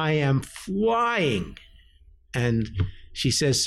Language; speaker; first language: English; early bilingual, other home language; Yiddish